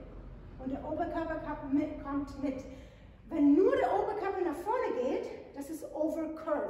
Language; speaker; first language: German; non-native, fluent; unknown